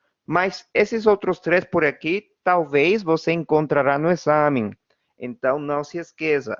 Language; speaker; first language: Portuguese; non-native, fluent; Spanish